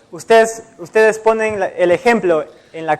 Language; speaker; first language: Spanish; native; Spanish